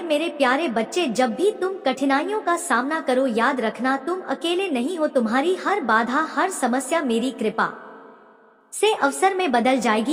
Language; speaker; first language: Hindi; native; Hindi